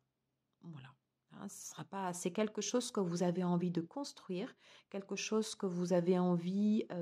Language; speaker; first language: French; native; French